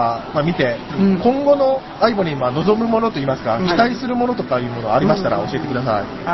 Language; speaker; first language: Japanese; native; Japanese